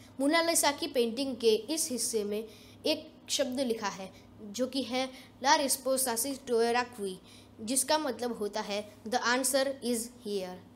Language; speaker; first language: Hindi; non-native, local second language; Gujarati